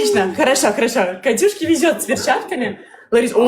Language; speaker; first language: Russian; native; Russian